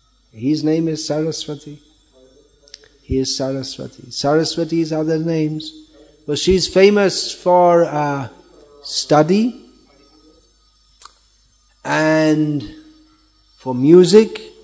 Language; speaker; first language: English; native; English